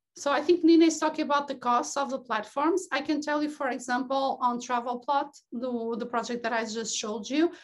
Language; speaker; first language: English; non-native, fluent; Portuguese